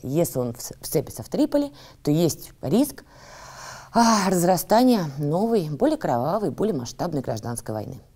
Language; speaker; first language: Russian; native; Russian